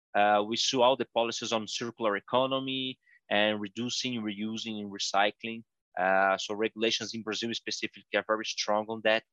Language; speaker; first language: English; non-native, fluent; Portuguese